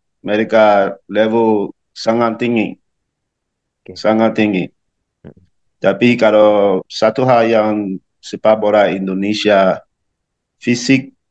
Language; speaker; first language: Indonesian; non-native, learner; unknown